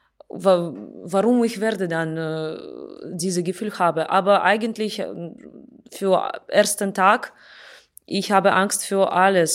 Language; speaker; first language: German; non-native, learner; Russian